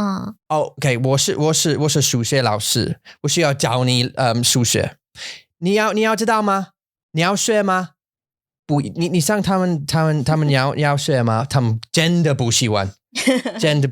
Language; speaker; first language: Chinese; non-native, learner; English